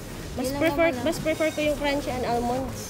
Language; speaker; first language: Filipino; native; Filipino